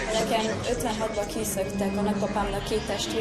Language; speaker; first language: Hungarian; early bilingual, heritage; English